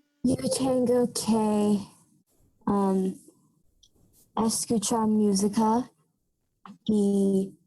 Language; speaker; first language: Spanish; non-native, learner; English